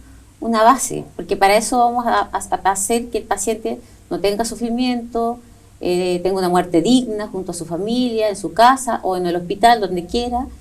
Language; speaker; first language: Spanish; native; Spanish